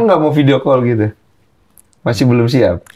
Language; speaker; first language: Indonesian; native; Indonesian